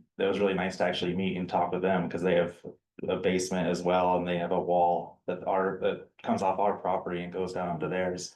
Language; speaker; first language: English; native; English